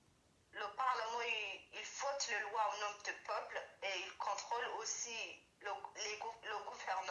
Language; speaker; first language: French; non-native, learner; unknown